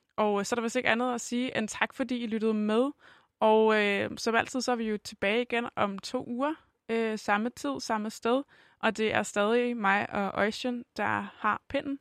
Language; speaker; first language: Danish; native; Danish